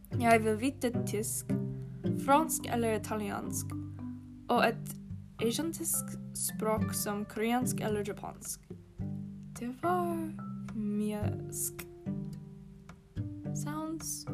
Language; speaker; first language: Norwegian; non-native, learner; English